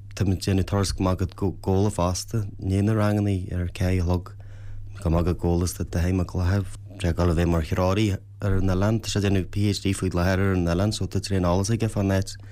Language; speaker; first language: Irish; native; Irish